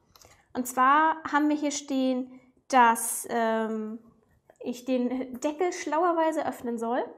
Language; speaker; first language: German; native; German